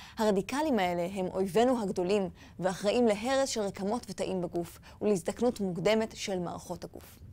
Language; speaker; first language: Hebrew; native; Hebrew